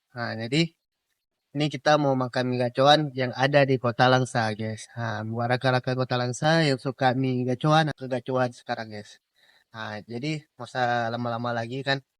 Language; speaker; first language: Indonesian; native; Indonesian